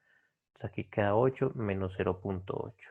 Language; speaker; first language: Spanish; native; Spanish